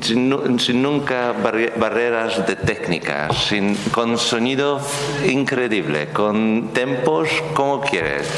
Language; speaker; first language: Spanish; non-native, learner; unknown